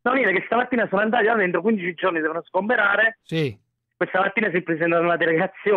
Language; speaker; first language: Italian; native; Italian